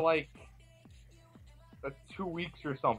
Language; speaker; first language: English; native; English